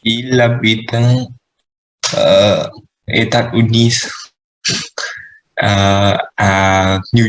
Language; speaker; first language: French; non-native, learner; Vietnamese